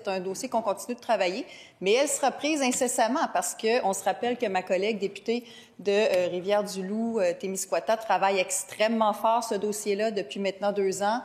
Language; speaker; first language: French; native; French